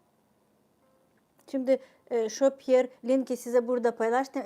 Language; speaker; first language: Turkish; non-native, fluent; Ukrainian